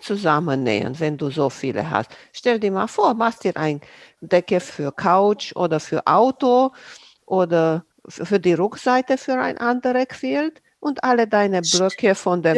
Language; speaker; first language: German; non-native, fluent; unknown